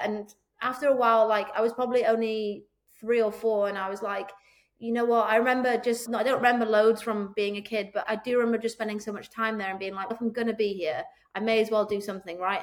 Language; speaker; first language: English; native; English